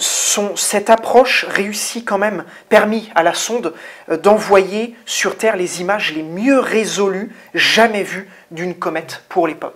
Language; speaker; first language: French; native; French